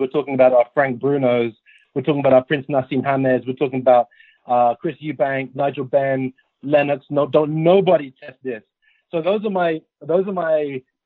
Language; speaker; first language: English; native; English